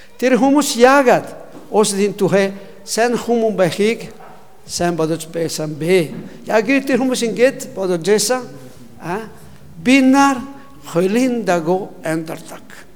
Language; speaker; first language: Mongolian; non-native, learner; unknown